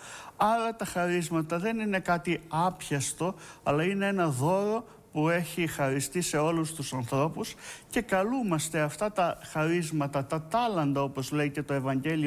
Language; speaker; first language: Greek; native; Greek